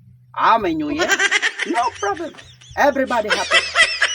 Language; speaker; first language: English; non-native, learner; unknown